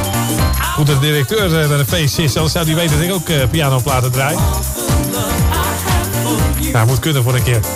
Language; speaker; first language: Dutch; native; Dutch